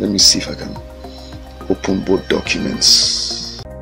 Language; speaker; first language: English; non-native, local second language; Yoruba